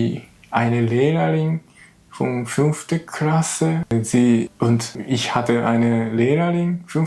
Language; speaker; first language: German; non-native, learner; Japanese